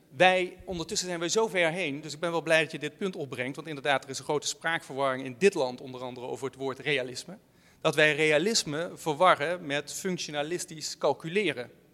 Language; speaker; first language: Dutch; native; Dutch